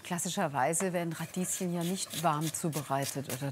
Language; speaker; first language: German; native; German